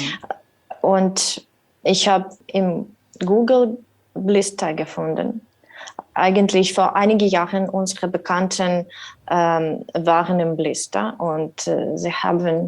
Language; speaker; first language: German; non-native, learner; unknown